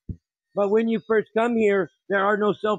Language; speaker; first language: English; native; English